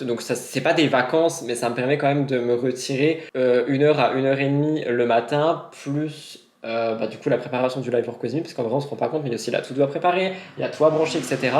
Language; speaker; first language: French; native; French